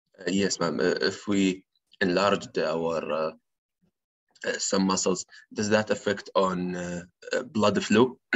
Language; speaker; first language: English; non-native, learner; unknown